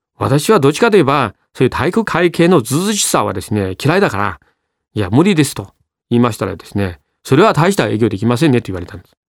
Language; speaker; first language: Japanese; non-native, fluent; Chinese